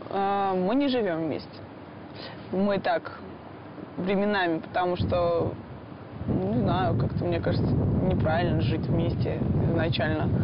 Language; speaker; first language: Russian; non-native, fluent; Georgian